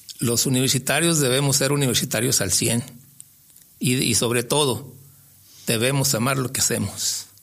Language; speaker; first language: Spanish; native; Spanish